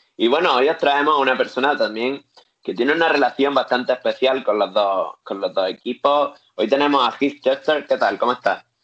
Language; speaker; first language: Spanish; native; Spanish